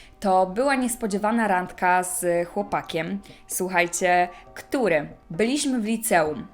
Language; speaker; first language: Polish; native; Polish